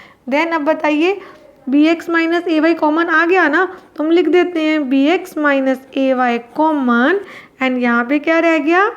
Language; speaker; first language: Hindi; native; Hindi